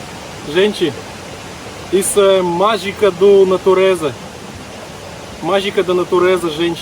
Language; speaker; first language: Portuguese; non-native, learner; Russian